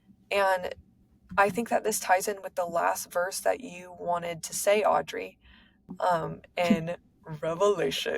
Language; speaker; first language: English; native; English